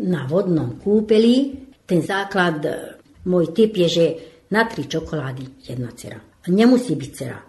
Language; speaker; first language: Slovak; non-native, local second language; Hungarian